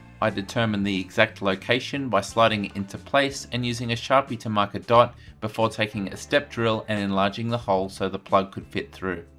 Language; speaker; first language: English; native; English